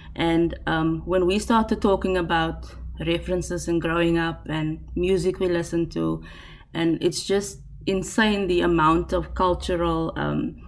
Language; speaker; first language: English; non-native, local second language; Afrikaans